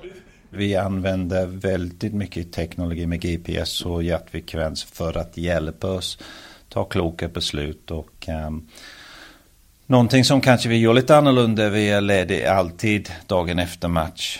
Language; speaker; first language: Swedish; early bilingual, heritage; Swedish